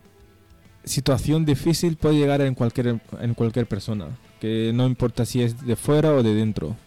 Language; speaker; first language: Spanish; non-native, learner; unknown